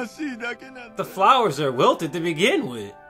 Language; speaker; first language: English; native; English